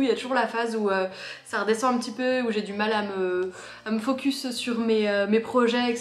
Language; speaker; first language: French; native; French